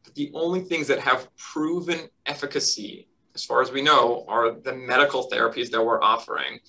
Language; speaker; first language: English; native; English